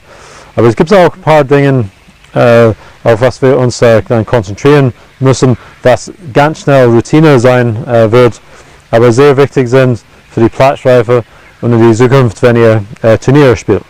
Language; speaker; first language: German; non-native, fluent; English